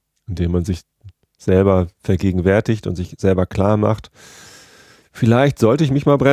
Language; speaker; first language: German; native; German